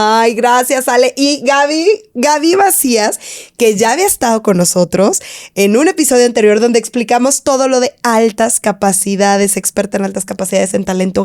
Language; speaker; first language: Spanish; native; Spanish